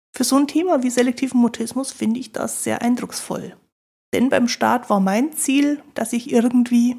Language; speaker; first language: German; native; German